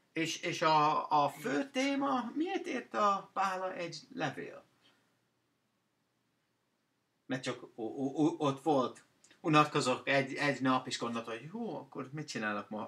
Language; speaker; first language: Hungarian; non-native, fluent; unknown